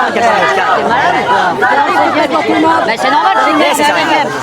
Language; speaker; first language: French; native; French